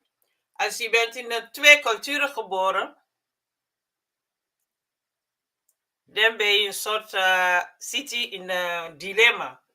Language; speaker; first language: Dutch; non-native, fluent; Mandingo